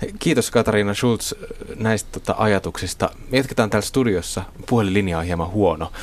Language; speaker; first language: Finnish; native; Finnish